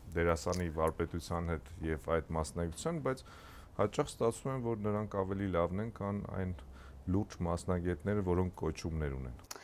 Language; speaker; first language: Armenian; native; Armenian